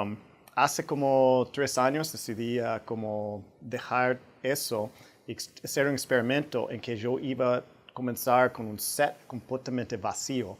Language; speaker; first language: Spanish; non-native, fluent; English